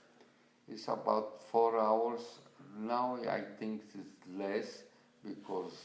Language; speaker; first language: English; non-native, learner; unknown